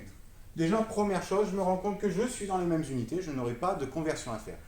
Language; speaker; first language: French; native; French